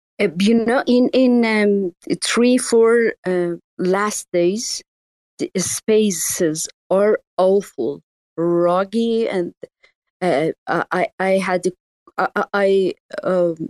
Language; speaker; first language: English; non-native, learner; Persian